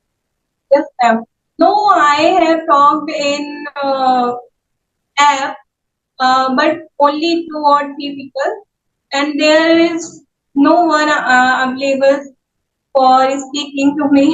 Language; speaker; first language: English; non-native, learner; Hindi